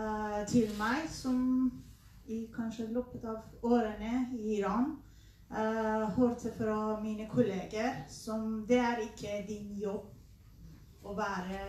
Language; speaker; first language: Norwegian; non-native, learner; Persian